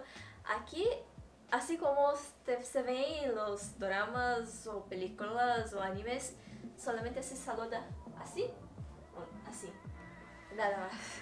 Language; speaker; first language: Spanish; non-native, fluent; Portuguese